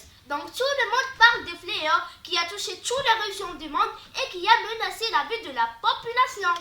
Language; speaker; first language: French; non-native, learner; Arabic